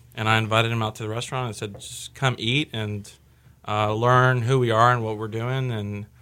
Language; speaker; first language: English; native; English